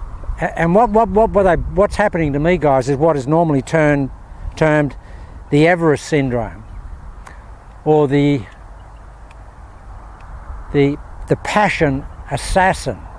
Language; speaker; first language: English; native; English